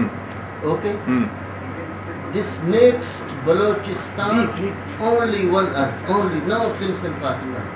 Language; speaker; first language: English; non-native, learner; Baluchi